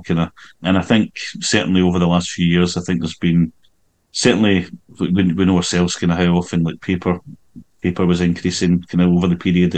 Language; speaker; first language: English; native; English